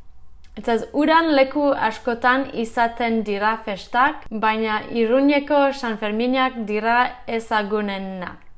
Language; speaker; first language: Basque; non-native, learner; English